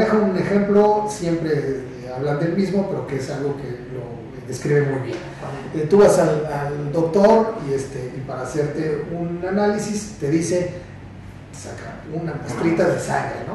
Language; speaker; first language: Spanish; native; Spanish